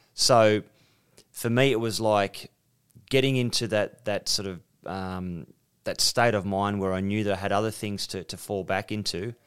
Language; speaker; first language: English; native; English